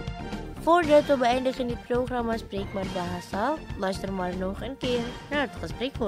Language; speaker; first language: Dutch; non-native, fluent; Indonesian